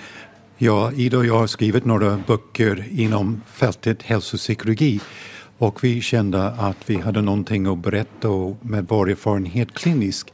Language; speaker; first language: Swedish; non-native, fluent; English